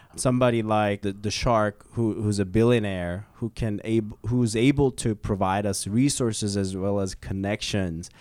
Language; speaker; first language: English; early bilingual, other home language; Korean